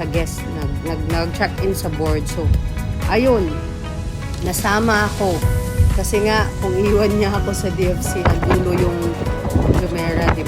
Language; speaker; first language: Filipino; non-native, local second language; Cebuano